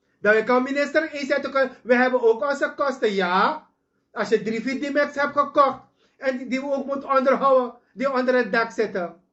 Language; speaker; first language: Dutch; native; Dutch